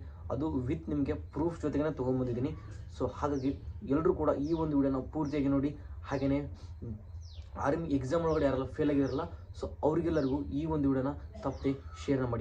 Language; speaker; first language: Kannada; native; Kannada